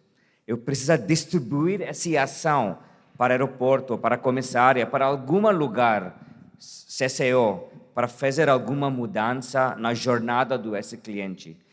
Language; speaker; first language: Portuguese; non-native, fluent; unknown